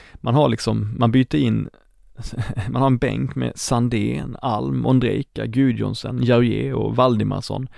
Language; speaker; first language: Swedish; native; Swedish